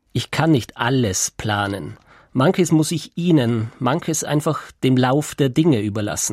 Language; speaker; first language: German; native; German